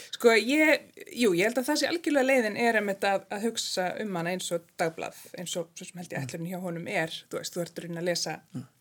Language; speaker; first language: Icelandic; non-native, fluent; English